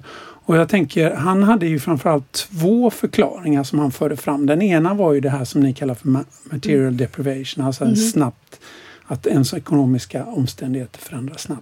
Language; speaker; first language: Swedish; native; Swedish